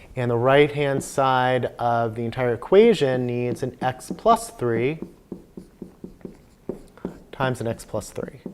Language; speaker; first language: English; native; English